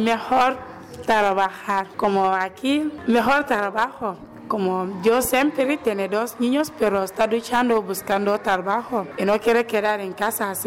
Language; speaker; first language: Spanish; non-native, learner; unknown